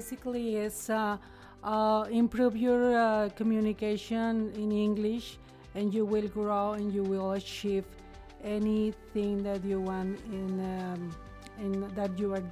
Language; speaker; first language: English; non-native, learner; Spanish